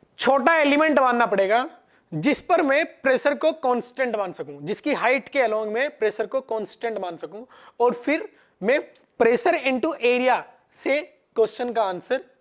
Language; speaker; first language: Hindi; non-native, local second language; Gujarati